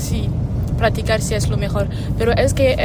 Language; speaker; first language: Spanish; non-native, learner; French